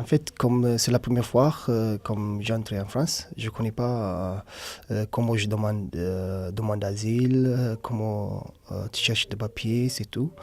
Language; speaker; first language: French; non-native, learner; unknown